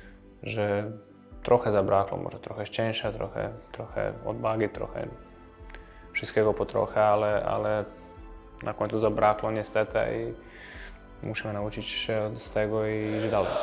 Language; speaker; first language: Polish; non-native, fluent; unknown